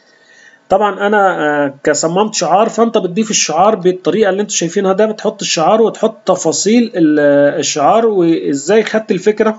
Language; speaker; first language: Arabic; native; Arabic